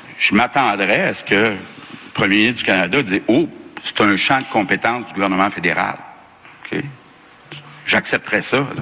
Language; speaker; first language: French; native; French